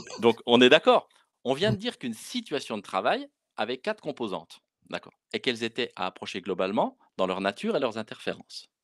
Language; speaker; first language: French; native; French